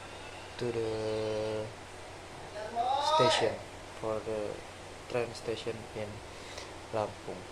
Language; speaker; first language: English; non-native, learner; Indonesian